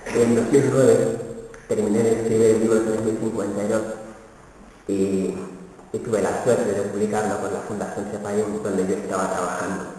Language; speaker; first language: Spanish; non-native, fluent; Wolof